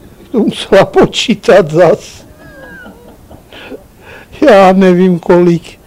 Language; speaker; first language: Czech; early bilingual, heritage; Czech